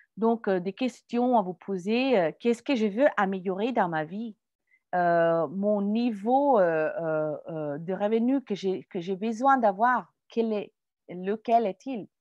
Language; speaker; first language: French; non-native, fluent; English